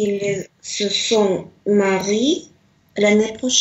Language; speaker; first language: French; non-native, learner; Russian